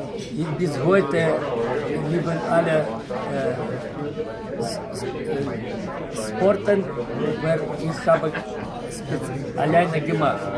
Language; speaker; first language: German; non-native, learner; Ukrainian